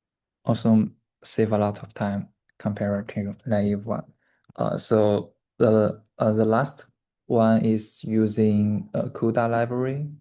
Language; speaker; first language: English; non-native, learner; Chinese